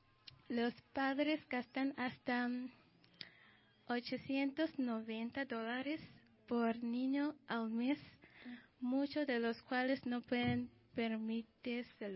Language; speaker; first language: Spanish; non-native, learner; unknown